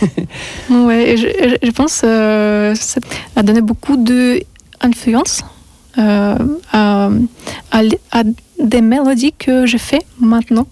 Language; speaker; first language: French; non-native, learner; Russian